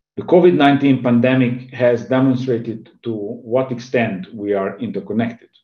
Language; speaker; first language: English; non-native, fluent; Hungarian